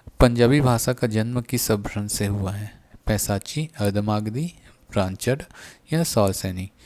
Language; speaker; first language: Hindi; native; Hindi